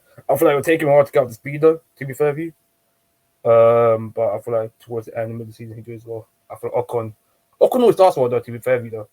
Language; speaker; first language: English; native; English